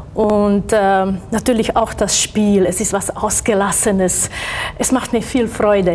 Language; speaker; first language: German; non-native, fluent; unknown